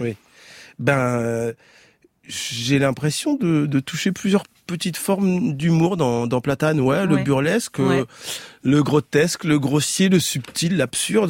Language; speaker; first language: French; native; French